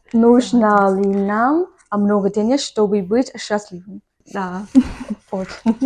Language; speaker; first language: Russian; non-native, learner; Vietnamese